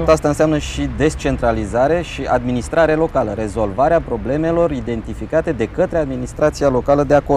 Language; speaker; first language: Romanian; native; Romanian